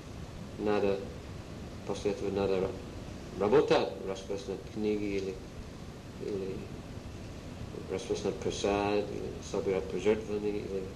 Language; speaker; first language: Russian; non-native, learner; English